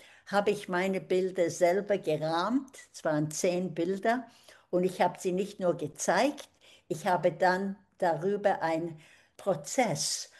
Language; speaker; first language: German; early bilingual, heritage; German